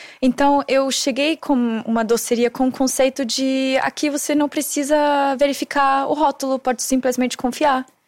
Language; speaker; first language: Portuguese; non-native, fluent; German